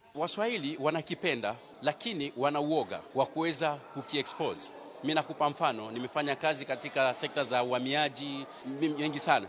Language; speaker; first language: Swahili; native; Swahili